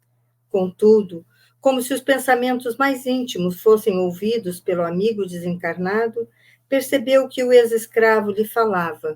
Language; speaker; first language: Portuguese; native; Portuguese